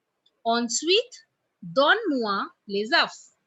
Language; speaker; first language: French; non-native, fluent; Hindi